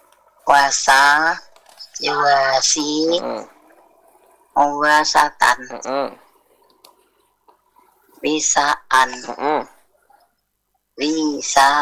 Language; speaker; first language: Arabic; non-native, learner; Indonesian